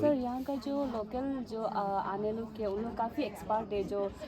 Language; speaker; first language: Hindi; non-native, local second language; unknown